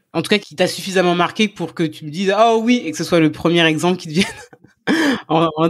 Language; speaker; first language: French; native; French